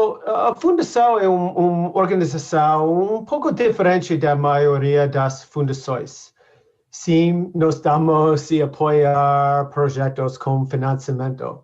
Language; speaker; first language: Portuguese; non-native, learner; English